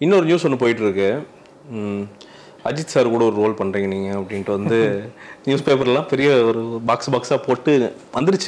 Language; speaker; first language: Tamil; native; Tamil